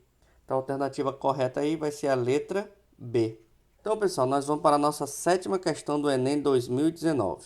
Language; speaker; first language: Portuguese; native; Portuguese